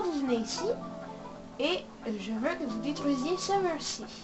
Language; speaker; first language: French; native; French